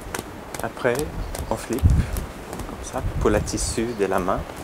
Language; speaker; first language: French; non-native, learner; English